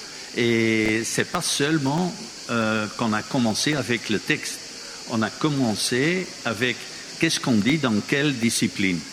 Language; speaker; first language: French; non-native, fluent; Dutch